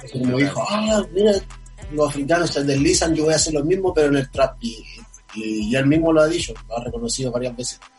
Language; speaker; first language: Spanish; non-native, fluent; Portuguese